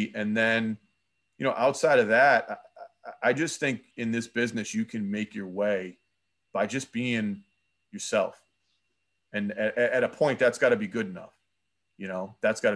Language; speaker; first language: English; native; English